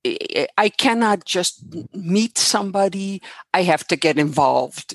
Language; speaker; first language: English; non-native, fluent; Dutch